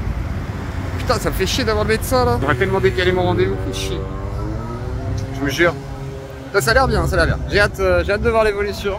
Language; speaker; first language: French; native; French